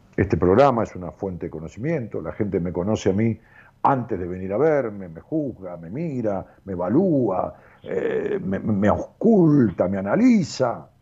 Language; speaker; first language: Spanish; native; Spanish